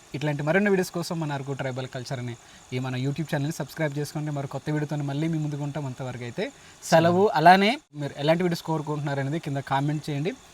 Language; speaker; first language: Telugu; non-native, local second language; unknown